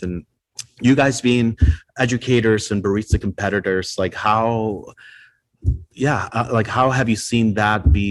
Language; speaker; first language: English; non-native, fluent; Spanish